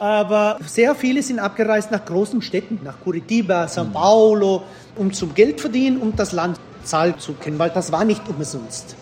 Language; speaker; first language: German; early bilingual, heritage; German